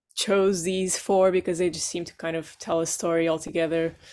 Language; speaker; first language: English; non-native, fluent; Portuguese